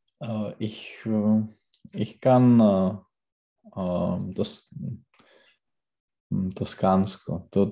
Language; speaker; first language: German; non-native, learner; Czech